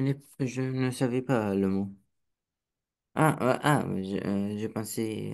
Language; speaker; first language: French; non-native, learner; Romanian